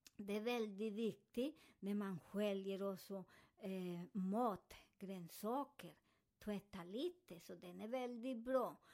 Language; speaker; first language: Swedish; non-native, fluent; Spanish